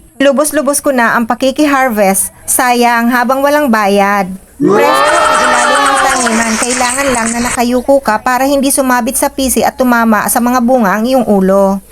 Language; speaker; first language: Filipino; non-native, local second language; Bikol